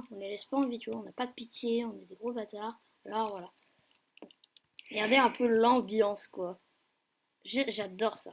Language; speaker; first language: French; native; French